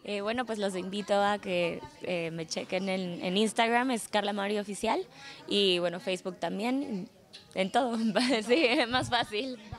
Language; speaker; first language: Spanish; early bilingual, heritage; Spanish